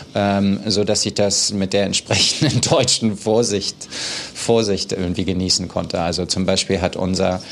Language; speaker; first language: German; native; German